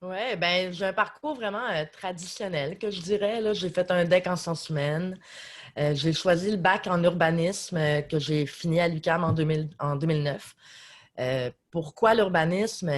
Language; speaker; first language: French; native; French